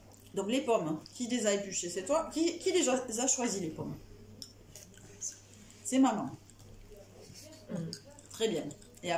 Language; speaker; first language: French; native; French